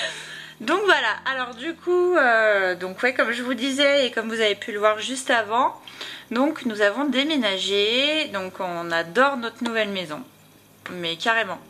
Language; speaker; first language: French; native; French